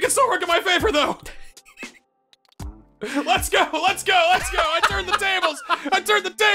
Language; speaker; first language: English; native; English